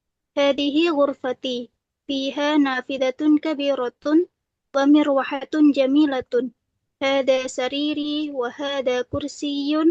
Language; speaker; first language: Arabic; non-native, learner; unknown